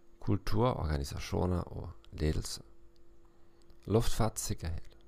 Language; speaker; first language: Norwegian; non-native, learner; German